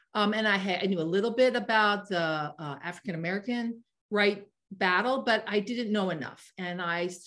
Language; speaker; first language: English; native; English